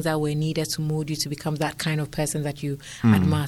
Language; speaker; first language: English; non-native, local second language; Akan